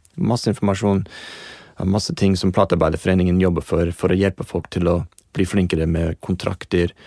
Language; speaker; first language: Norwegian; non-native, fluent; English